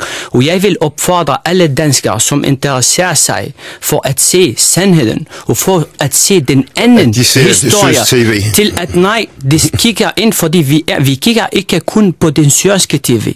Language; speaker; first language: Danish; non-native, fluent; Arabic